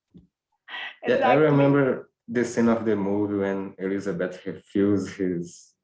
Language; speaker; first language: English; non-native, fluent; Portuguese